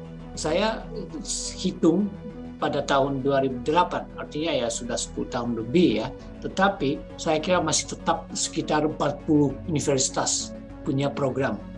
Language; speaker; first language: Indonesian; non-native, fluent; Japanese